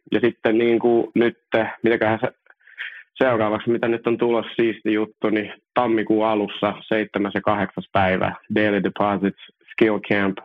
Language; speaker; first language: Finnish; early bilingual, other home language; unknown